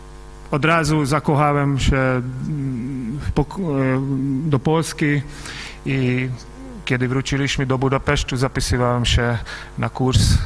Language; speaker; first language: Polish; non-native, fluent; Hungarian